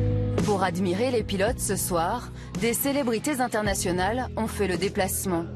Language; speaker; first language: French; native; French